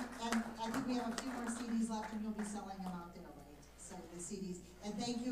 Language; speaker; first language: English; native; English